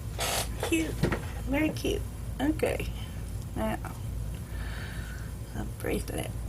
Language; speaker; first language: English; native; English